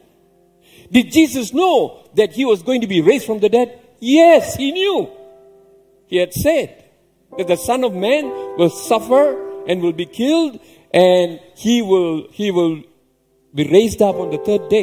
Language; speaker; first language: English; non-native, local second language; Tamil